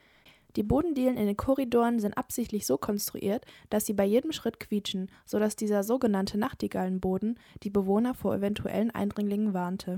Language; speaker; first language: German; native; German